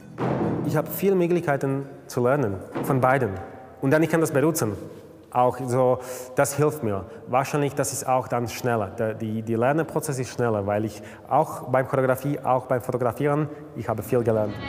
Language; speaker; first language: German; non-native, fluent; Slovak